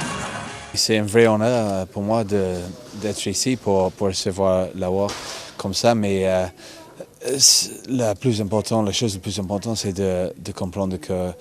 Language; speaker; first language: French; non-native, fluent; English